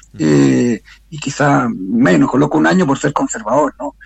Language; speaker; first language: Spanish; native; Spanish